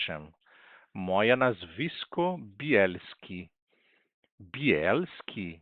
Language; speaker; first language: Polish; non-native, fluent; Portuguese